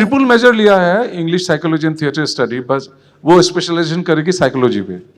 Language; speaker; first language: Hindi; non-native, local second language; Assamese